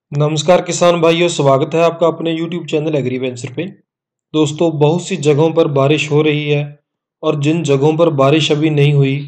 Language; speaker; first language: Hindi; non-native, local second language; Punjabi